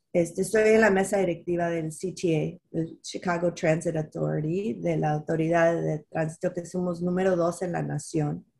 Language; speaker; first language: Spanish; early bilingual, heritage; Spanish